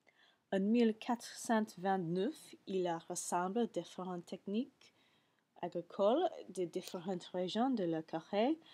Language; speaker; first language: French; non-native, learner; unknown